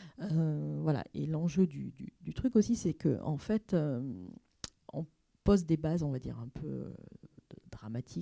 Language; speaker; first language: French; native; French